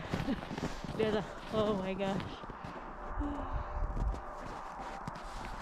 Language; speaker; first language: English; non-native, learner; Indonesian